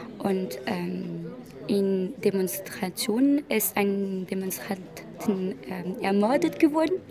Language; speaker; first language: German; non-native, learner; French